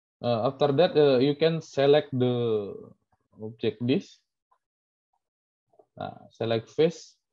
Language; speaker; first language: English; non-native, learner; Indonesian